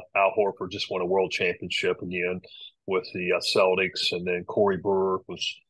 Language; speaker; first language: English; native; English